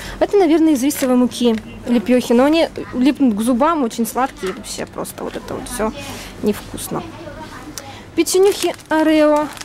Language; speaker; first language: Russian; native; Russian